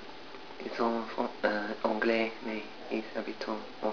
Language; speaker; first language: French; non-native, learner; English